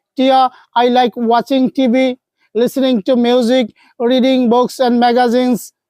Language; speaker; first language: English; non-native, local second language; Bangla